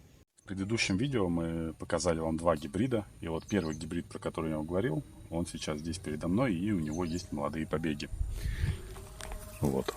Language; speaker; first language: Russian; native; Russian